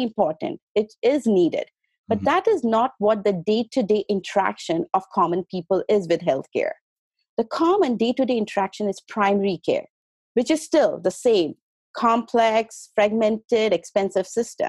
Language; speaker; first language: English; non-native, local second language; Hindi